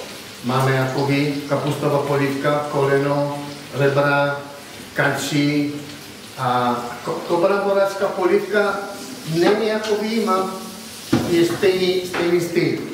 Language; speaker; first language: Czech; non-native, learner; Italian